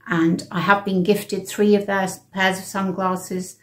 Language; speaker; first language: English; native; English